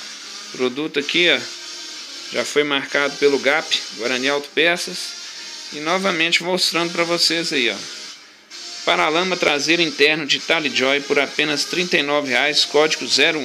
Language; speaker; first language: Portuguese; native; Portuguese